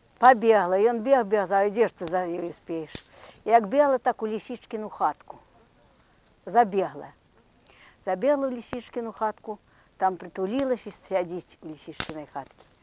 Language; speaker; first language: Ukrainian; native; Ukrainian